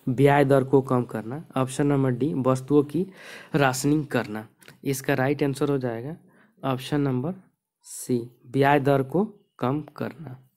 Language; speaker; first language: Hindi; native; Hindi